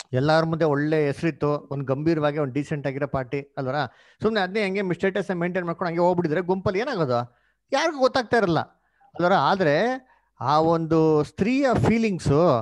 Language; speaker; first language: Kannada; native; Kannada